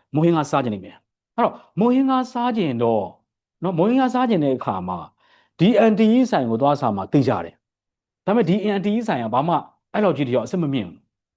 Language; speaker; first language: Burmese; native; Burmese